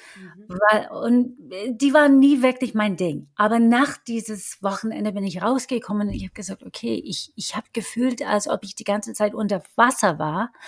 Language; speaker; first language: German; non-native, fluent; English